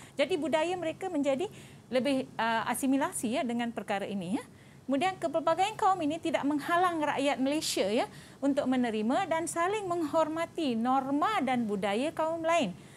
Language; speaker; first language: Malay; non-native, local second language; Tamil